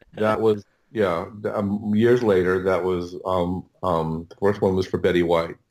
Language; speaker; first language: English; native; English